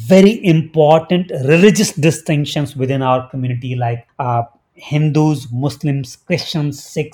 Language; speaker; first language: English; non-native, local second language; Hindi